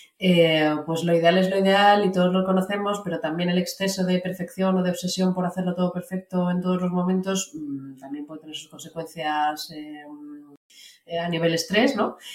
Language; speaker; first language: Spanish; native; Spanish